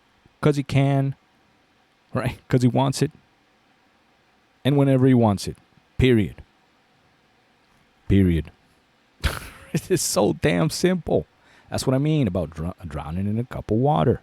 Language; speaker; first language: English; native; English